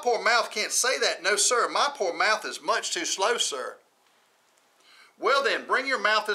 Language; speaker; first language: English; native; English